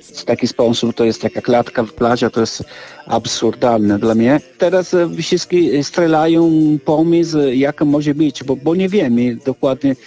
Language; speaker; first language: Polish; non-native, fluent; Italian